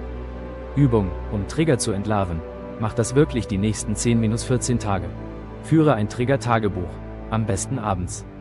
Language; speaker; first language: German; native; German